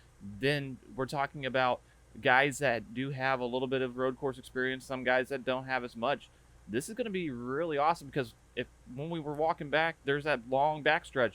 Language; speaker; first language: English; native; English